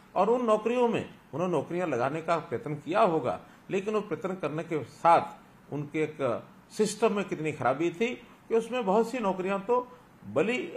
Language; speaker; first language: Hindi; native; Hindi